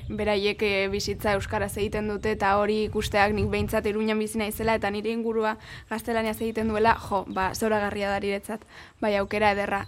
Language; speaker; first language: Basque; non-native, local second language; Spanish